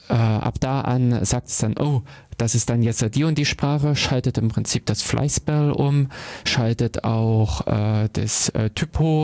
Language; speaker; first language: German; native; German